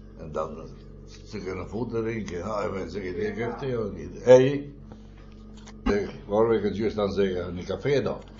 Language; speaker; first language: Dutch; non-native, fluent; Italian